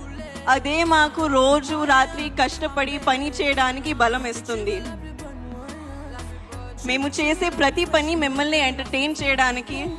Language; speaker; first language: Telugu; non-native, learner; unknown